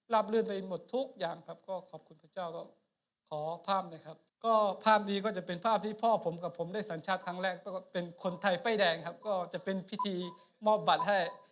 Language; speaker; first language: Thai; non-native, local second language; Akha